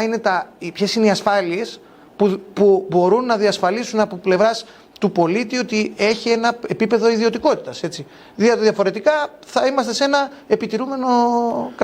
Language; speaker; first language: Greek; native; Greek